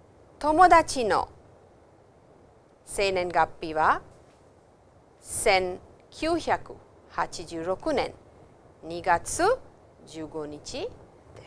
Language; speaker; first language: Japanese; non-native, fluent; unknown